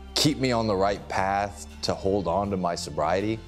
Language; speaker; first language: English; native; English